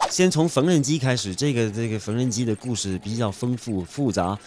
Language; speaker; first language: Chinese; non-native, fluent; French